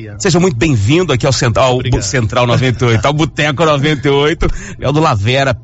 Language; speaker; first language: Portuguese; native; Portuguese